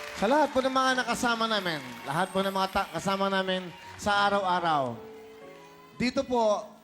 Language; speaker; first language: Filipino; native; Filipino